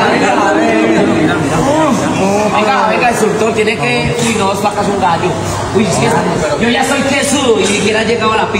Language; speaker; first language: Spanish; native; Spanish